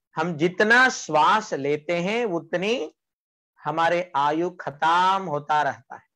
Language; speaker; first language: Hindi; non-native, local second language; Marathi